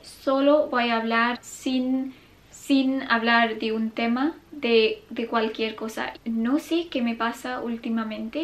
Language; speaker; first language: Spanish; non-native, fluent; English